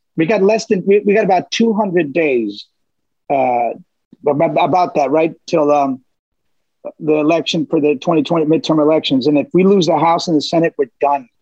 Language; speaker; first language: English; early bilingual, other home language; Spanish